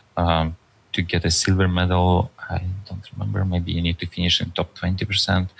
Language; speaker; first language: English; non-native, fluent; Russian